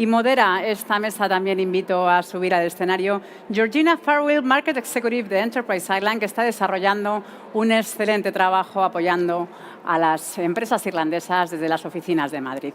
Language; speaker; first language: Spanish; native; Spanish